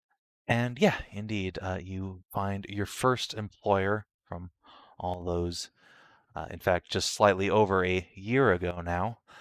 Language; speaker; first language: English; native; English